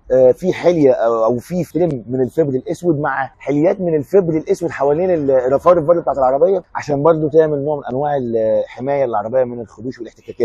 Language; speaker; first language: Arabic; native; Arabic